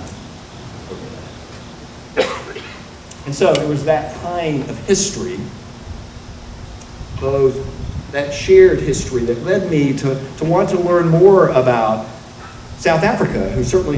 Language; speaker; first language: English; native; English